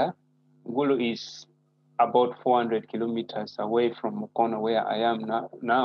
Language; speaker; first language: English; non-native, local second language; Acoli